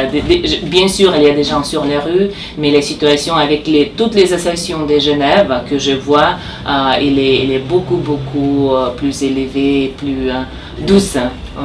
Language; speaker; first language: French; non-native, learner; Russian